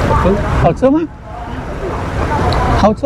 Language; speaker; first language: Chinese; non-native, learner; Filipino